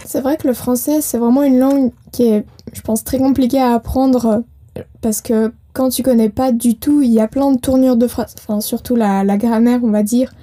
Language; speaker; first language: French; native; French